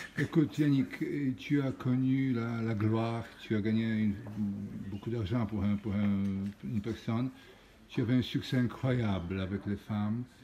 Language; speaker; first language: French; non-native, fluent; Polish